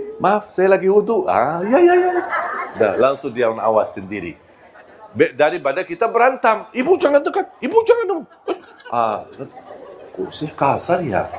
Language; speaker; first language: Malay; non-native, fluent; Arabic